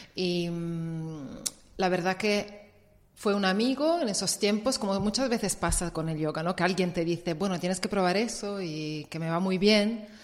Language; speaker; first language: Spanish; non-native, fluent; Italian